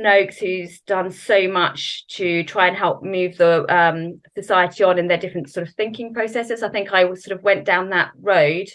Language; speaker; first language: English; native; English